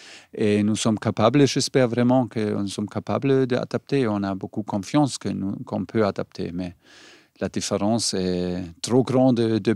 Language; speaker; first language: French; non-native, learner; German